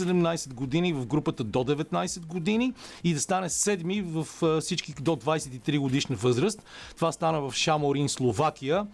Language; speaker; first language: Bulgarian; native; Bulgarian